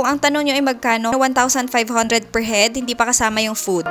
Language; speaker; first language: Filipino; native; Filipino